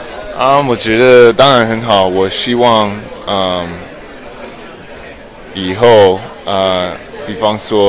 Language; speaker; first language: Chinese; early bilingual, heritage; English